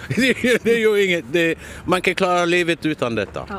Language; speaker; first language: Swedish; non-native, fluent; English